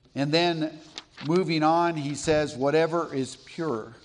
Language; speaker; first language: English; native; English